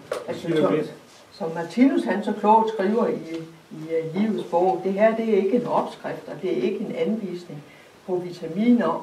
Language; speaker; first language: Danish; native; Danish